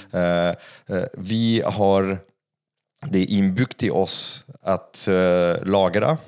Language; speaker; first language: Swedish; non-native, fluent; French